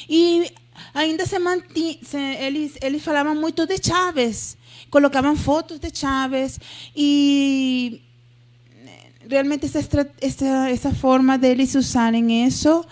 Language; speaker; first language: Portuguese; non-native, fluent; Spanish